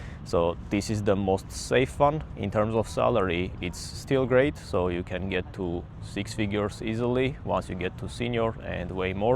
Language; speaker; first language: English; non-native, fluent; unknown